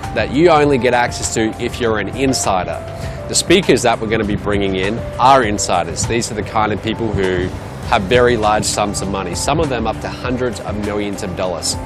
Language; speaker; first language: English; native; English